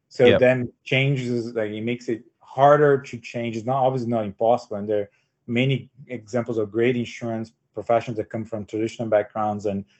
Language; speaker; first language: English; non-native, fluent; Portuguese